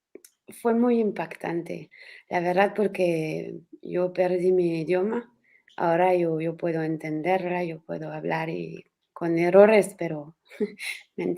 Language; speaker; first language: Spanish; non-native, learner; French